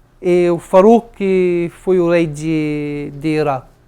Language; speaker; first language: Portuguese; non-native, learner; Arabic